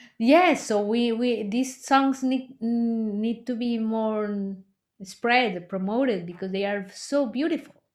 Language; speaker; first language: English; non-native, fluent; Spanish